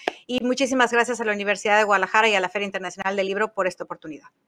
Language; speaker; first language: Spanish; native; Spanish